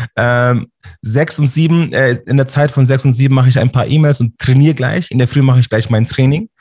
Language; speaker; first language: German; native; German